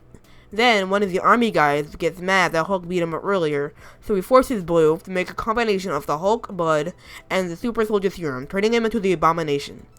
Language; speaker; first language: English; native; English